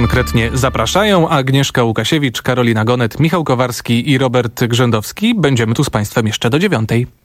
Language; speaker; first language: Polish; native; Polish